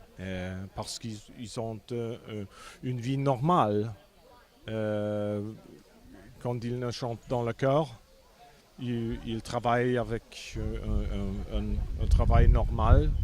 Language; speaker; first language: French; non-native, fluent; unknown